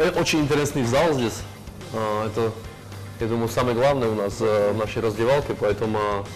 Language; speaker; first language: Russian; non-native, learner; Slovak